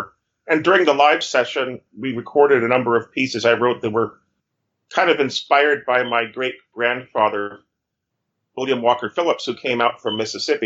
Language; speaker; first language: English; native; English